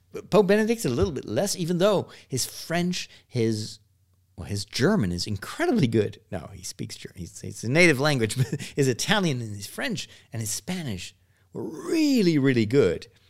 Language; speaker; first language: English; non-native, fluent; Dutch